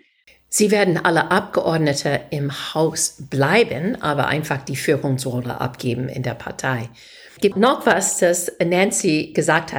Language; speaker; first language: German; non-native, fluent; English